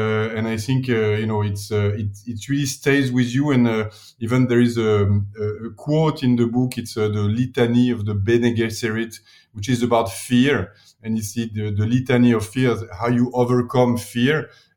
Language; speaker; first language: English; non-native, fluent; French